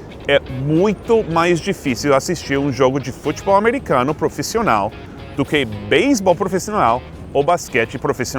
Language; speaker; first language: Portuguese; non-native, fluent; English